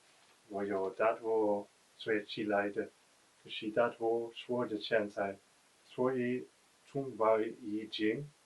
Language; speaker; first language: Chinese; non-native, learner; Dutch